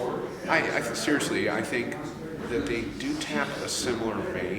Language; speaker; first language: English; native; English